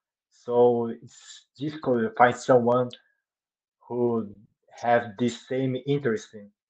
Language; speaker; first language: English; non-native, learner; Portuguese